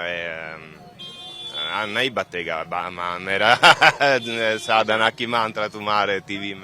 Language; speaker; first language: Hindi; non-native, learner; Italian